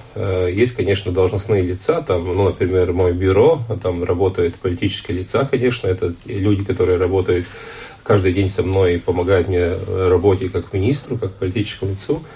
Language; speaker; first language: Russian; non-native, local second language; Latvian